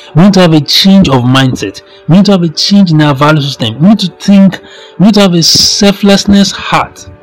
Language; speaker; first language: English; non-native, local second language; Yoruba